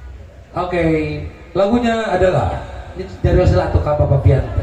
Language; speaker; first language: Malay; non-native, local second language; Sundanese